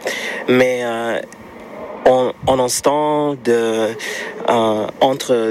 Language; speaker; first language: French; non-native, learner; German